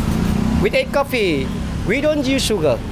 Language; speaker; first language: English; non-native, learner; Vietnamese